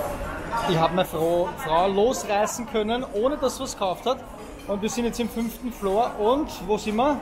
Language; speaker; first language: German; native; German